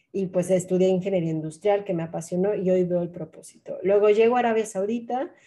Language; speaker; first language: Spanish; native; Spanish